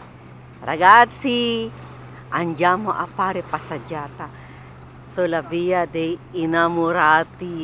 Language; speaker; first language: Italian; non-native, learner; Filipino